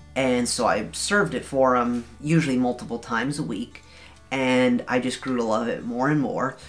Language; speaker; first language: English; native; English